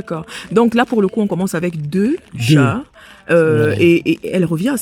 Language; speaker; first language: French; native; French